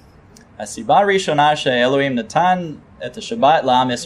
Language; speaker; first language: Hebrew; non-native, fluent; English